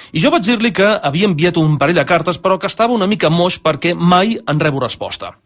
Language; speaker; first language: Catalan; native; Catalan